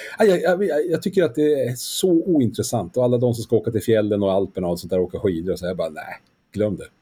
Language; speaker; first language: Swedish; native; Swedish